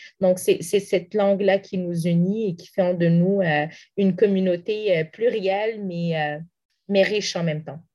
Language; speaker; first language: French; non-native, local second language; Arabic